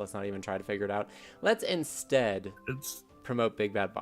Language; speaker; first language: English; native; English